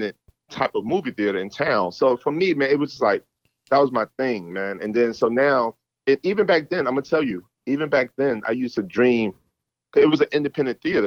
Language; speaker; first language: English; native; English